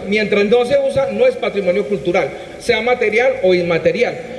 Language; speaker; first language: Spanish; native; Spanish